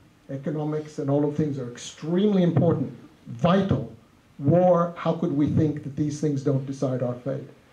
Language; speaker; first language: English; native; English